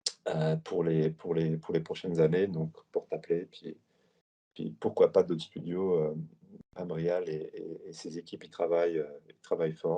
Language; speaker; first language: French; native; French